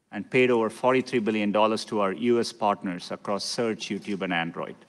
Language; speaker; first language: English; non-native, local second language; Tamil